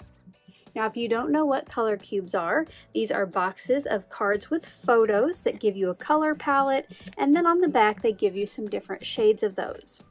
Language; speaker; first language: English; native; English